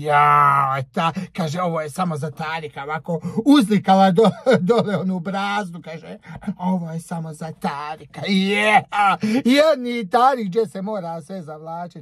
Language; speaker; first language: Croatian; native; Croatian